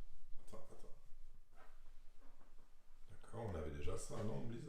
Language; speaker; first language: French; native; French